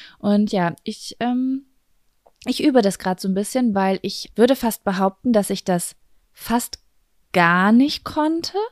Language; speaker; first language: German; native; German